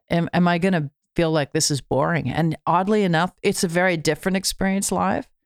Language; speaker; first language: English; native; English